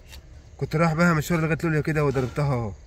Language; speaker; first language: Arabic; native; Arabic